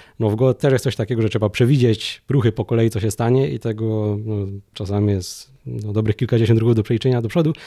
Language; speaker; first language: Polish; native; Polish